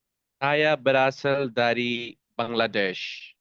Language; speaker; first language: Indonesian; non-native, learner; Bangla